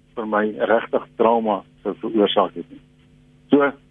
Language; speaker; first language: Afrikaans; native; Afrikaans